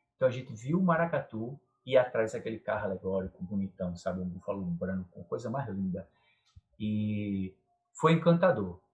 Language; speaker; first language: Portuguese; native; Portuguese